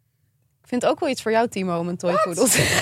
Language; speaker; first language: Dutch; native; Dutch